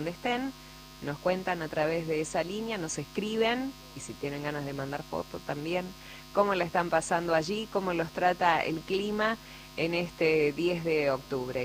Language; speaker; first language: Spanish; native; Spanish